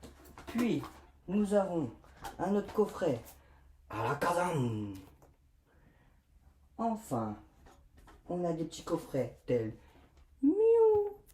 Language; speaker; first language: French; native; French